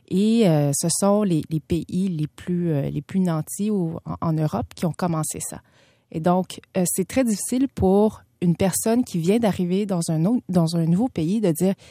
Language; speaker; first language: French; early bilingual, other home language; Vietnamese